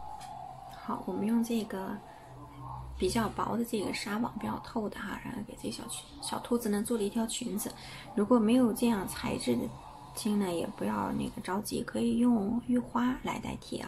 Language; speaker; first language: Chinese; native; Chinese